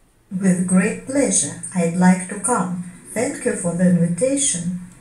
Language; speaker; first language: English; non-native, fluent; Ukrainian